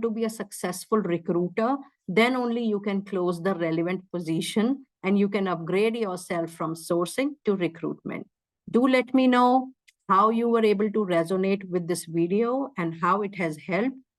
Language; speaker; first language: English; non-native, local second language; Hindi